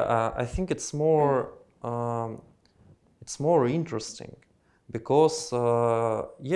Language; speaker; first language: English; non-native, learner; Russian